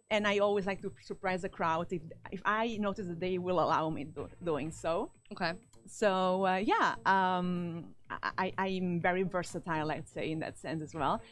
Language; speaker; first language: English; non-native, fluent; Spanish